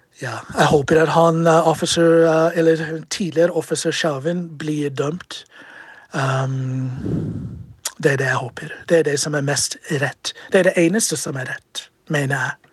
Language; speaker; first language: Norwegian; non-native, fluent; English